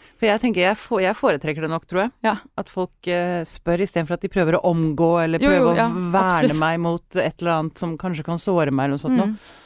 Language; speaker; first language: Norwegian; native; Norwegian